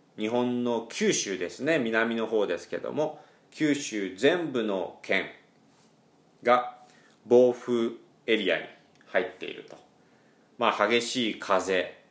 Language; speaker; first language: Japanese; native; Japanese